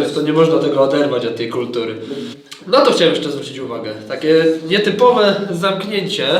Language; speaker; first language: Polish; native; Polish